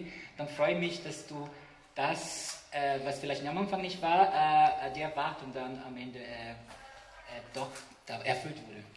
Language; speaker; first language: German; non-native, fluent; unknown